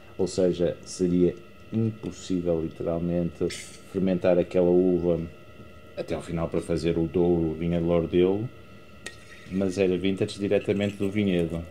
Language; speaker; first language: Portuguese; native; Portuguese